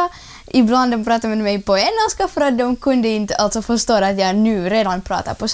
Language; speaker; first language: Swedish; early bilingual, other home language; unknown